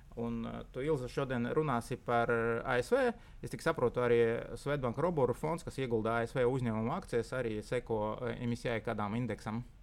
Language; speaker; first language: Latvian; non-native, local second language; Russian